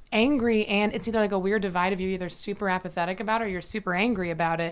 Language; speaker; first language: English; native; English